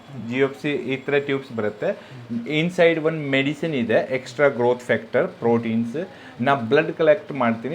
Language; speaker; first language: Kannada; non-native, local second language; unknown